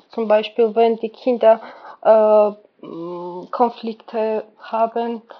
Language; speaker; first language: German; non-native, learner; Georgian